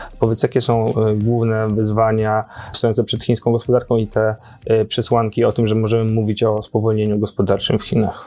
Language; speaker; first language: Polish; native; Polish